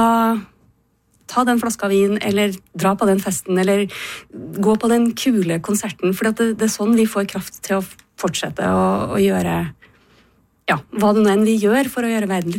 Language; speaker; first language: Norwegian; native; Norwegian